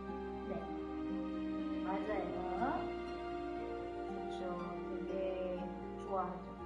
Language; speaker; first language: Korean; non-native, fluent; Indonesian